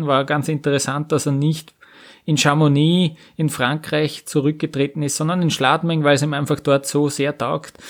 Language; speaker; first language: German; native; German